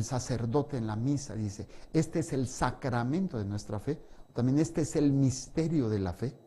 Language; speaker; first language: Spanish; native; Spanish